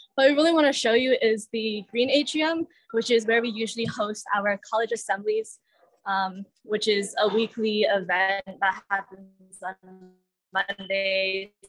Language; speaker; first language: English; native; English